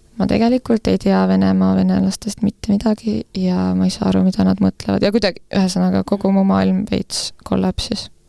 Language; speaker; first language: Estonian; non-native, local second language; Russian